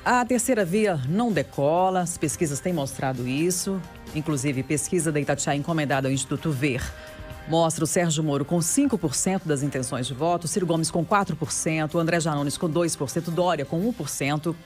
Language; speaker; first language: Portuguese; native; Portuguese